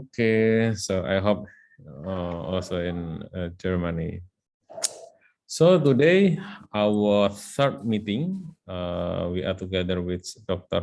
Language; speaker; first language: English; non-native, learner; Indonesian